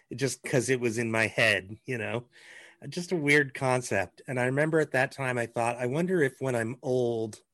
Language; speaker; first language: English; native; English